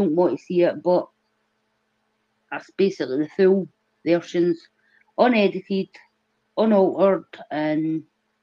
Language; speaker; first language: English; native; English